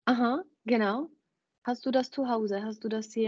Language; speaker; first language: German; non-native, fluent; Czech